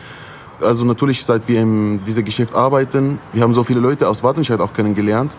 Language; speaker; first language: German; non-native, fluent; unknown